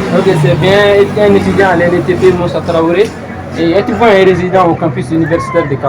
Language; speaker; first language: French; non-native, local second language; Bambara